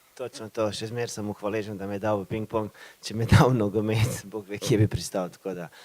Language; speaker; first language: Slovenian; early bilingual, other home language; Bosnian